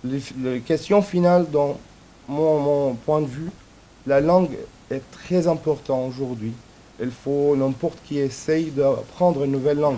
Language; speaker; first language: French; non-native, fluent; Arabic